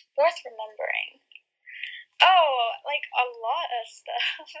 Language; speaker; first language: English; early bilingual, other home language; Spanish